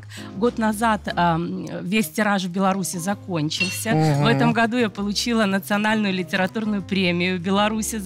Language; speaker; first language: Russian; native; Russian